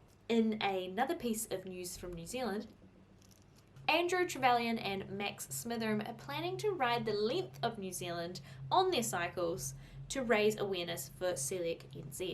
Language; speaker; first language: English; native; English